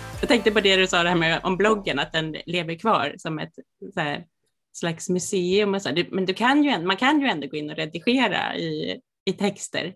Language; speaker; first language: Swedish; native; Swedish